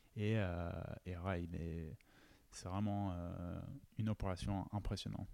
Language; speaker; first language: French; non-native, fluent; English